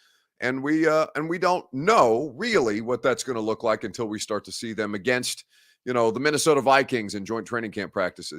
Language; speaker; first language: English; native; English